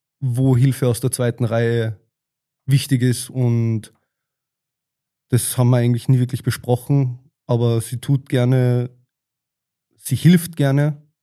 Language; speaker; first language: German; native; German